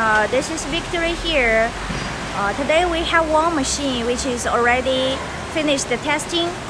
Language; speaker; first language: English; non-native, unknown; Chinese